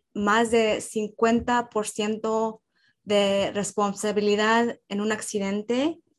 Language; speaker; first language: Spanish; early bilingual, heritage; Spanish